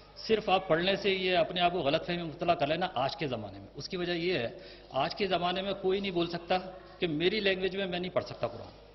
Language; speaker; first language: Urdu; native; Urdu